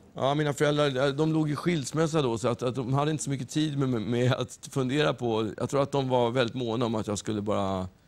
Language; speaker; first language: Swedish; native; Swedish